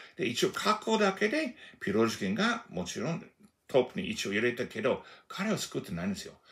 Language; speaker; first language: Japanese; non-native, fluent; English